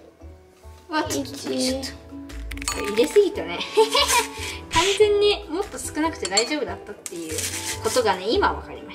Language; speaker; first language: Japanese; native; Japanese